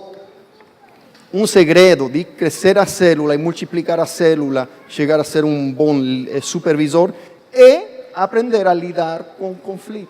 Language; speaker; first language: Portuguese; non-native, fluent; English